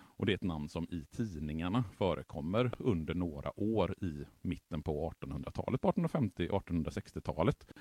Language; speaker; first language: Swedish; native; Swedish